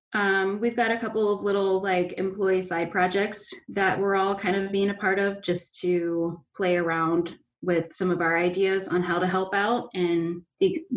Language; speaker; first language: English; native; English